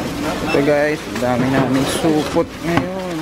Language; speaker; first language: Filipino; native; Filipino